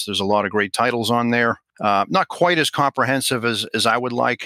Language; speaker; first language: English; native; English